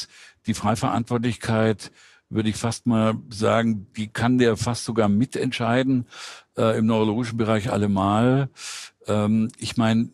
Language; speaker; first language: German; native; German